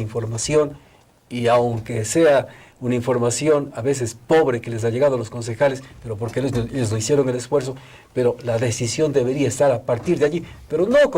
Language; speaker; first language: Spanish; native; Spanish